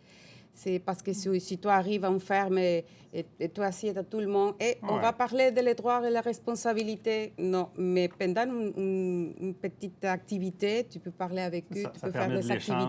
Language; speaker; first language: French; non-native, fluent; Spanish